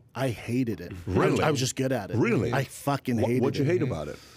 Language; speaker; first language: English; native; English